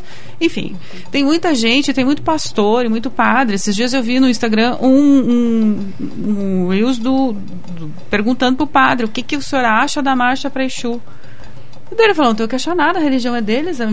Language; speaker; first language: Portuguese; native; Portuguese